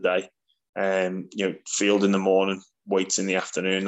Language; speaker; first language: English; native; English